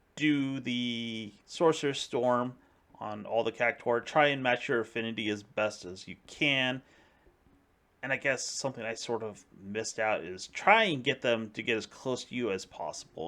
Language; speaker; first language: English; native; English